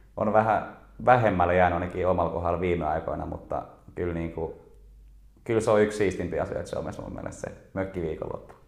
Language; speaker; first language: Finnish; native; Finnish